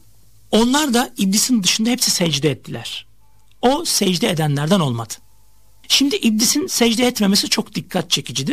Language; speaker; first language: Turkish; native; Turkish